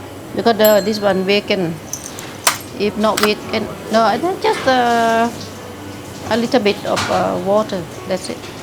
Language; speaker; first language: English; non-native, learner; Thai